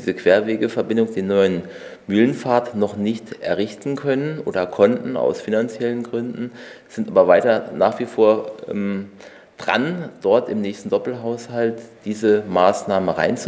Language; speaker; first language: German; native; German